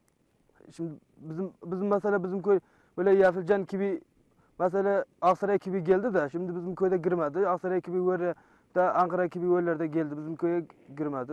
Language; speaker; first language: Turkish; non-native, learner; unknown